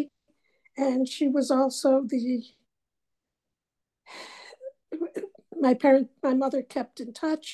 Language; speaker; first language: English; native; English